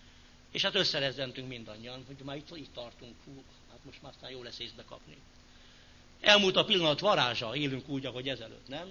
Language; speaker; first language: Hungarian; native; Hungarian